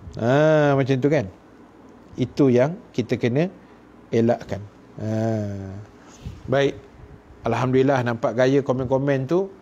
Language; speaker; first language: Malay; native; Malay